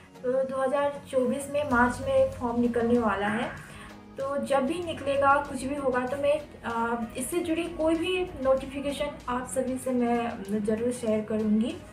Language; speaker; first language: Hindi; non-native, local second language; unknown